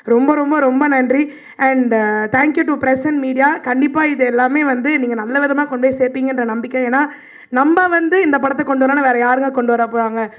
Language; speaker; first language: Tamil; native; Tamil